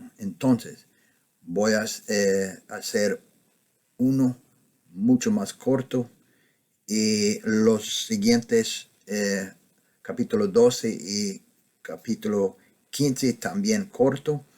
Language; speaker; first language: Spanish; non-native, fluent; English